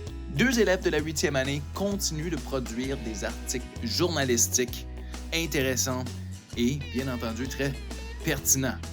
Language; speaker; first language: French; native; French